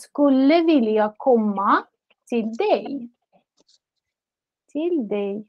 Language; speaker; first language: Swedish; non-native, fluent; Russian